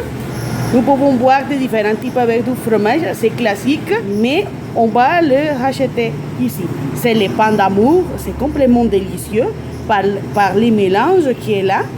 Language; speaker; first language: French; non-native, fluent; Spanish